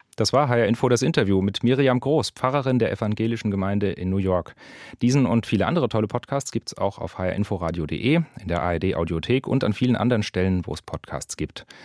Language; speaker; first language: German; native; German